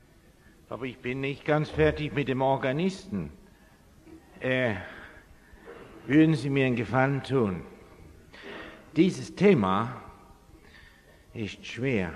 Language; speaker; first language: German; non-native, fluent; English